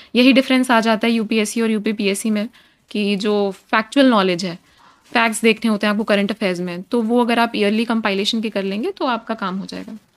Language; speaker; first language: Hindi; native; Hindi